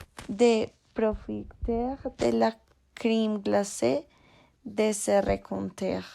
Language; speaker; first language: French; non-native, learner; Spanish